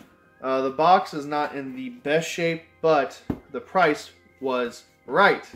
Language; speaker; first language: English; native; English